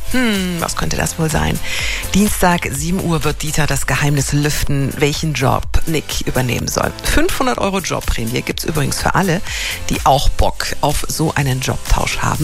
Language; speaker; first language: German; native; German